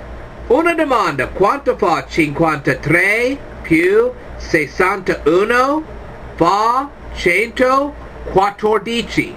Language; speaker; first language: Italian; non-native, learner; English